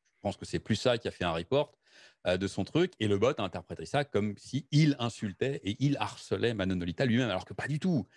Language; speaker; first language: French; native; French